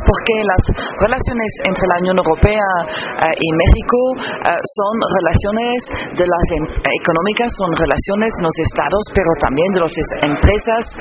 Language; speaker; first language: Spanish; non-native, fluent; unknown